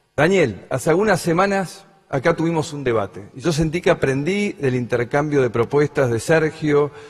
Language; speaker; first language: Spanish; native; Spanish